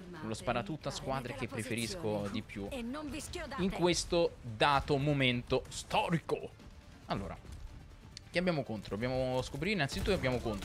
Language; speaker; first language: Italian; native; Italian